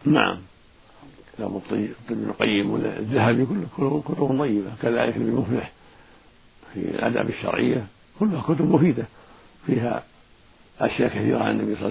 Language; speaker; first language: Arabic; native; Arabic